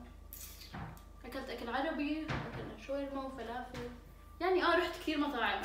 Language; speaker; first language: Arabic; native; Arabic